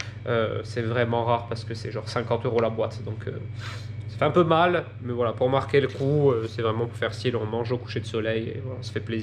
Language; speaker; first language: French; native; French